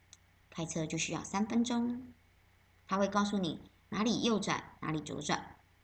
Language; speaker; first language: Chinese; native; Chinese